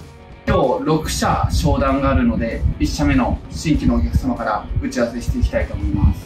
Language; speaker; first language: Japanese; native; Japanese